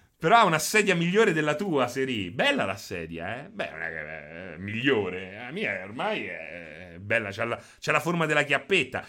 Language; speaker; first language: Italian; native; Italian